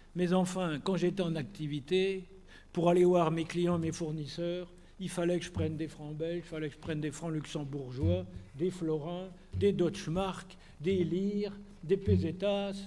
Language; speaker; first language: French; native; French